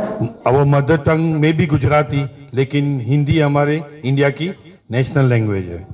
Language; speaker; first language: Hindi; non-native, local second language; Gujarati